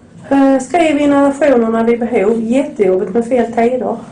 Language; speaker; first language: Swedish; native; Swedish